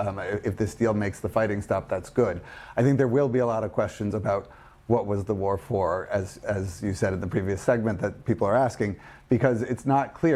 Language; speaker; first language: English; native; English